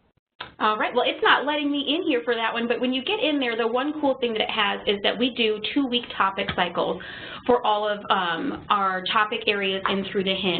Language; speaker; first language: English; native; English